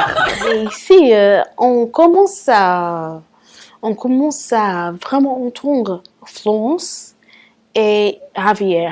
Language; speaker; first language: French; non-native, fluent; English